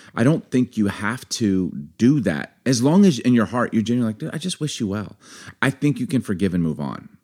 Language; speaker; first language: English; native; English